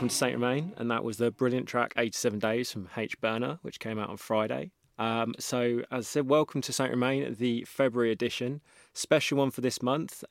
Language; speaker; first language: English; native; English